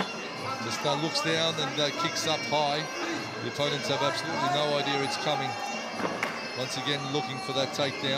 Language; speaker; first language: English; native; English